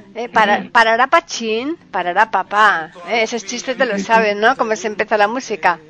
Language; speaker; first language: Spanish; native; Spanish